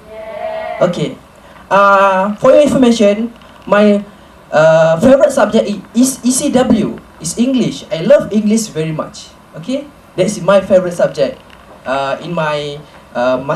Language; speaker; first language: English; non-native, local second language; Malay